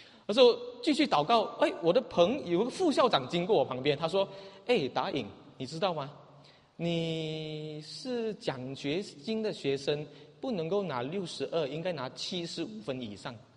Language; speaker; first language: Chinese; native; Chinese